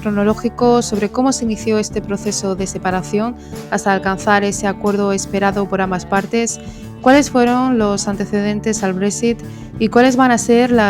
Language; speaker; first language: Spanish; native; Spanish